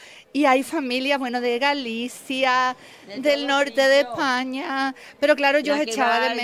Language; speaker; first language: Spanish; native; Spanish